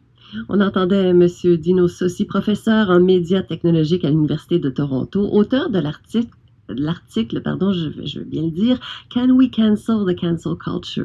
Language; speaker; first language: French; native; French